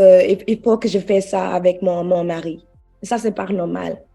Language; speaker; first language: French; non-native, learner; English